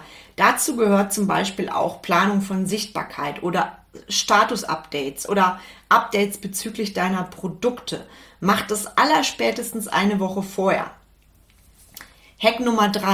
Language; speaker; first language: German; native; German